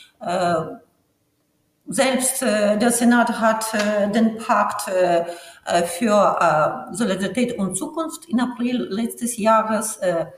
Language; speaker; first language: German; non-native, fluent; Ukrainian